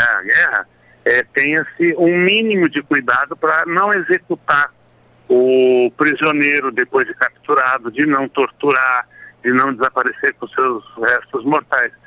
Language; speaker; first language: Portuguese; native; Portuguese